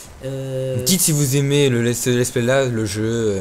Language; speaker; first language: French; native; French